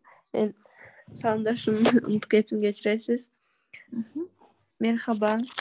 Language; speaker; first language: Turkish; non-native, learner; Kyrgyz